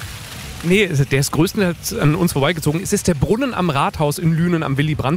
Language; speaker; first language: German; native; German